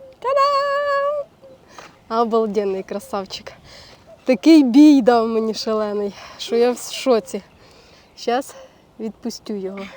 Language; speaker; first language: Ukrainian; native; Ukrainian